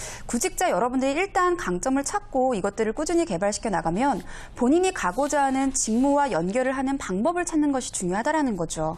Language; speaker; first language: Korean; native; Korean